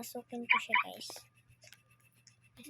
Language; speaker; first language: Filipino; non-native, local second language; Cebuano